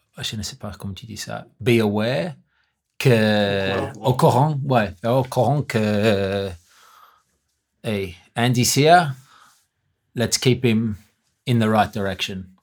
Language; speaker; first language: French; non-native, learner; English